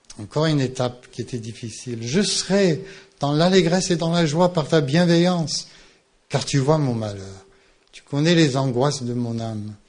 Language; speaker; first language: French; non-native, fluent; English